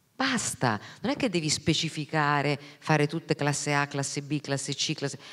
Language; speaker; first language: Italian; native; Italian